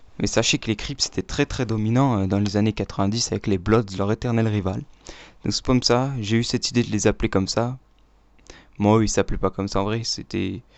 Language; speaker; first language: French; native; French